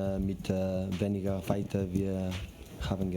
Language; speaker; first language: German; non-native, learner; Catalan